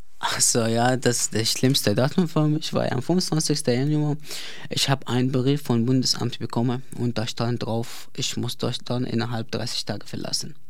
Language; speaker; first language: German; non-native, learner; Arabic